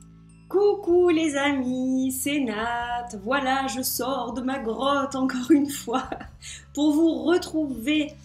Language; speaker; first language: French; native; French